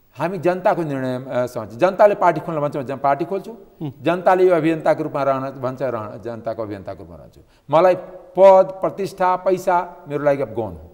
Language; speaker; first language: Nepali; non-native, local second language; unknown